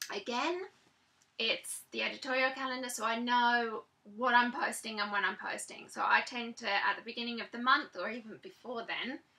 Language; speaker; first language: English; native; English